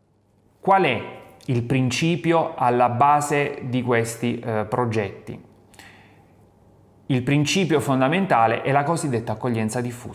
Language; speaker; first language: Italian; native; Italian